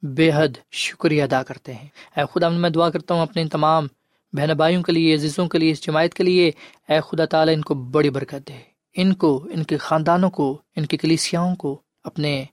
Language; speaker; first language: Urdu; non-native, local second language; Punjabi